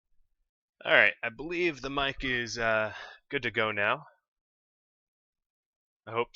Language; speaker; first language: English; native; English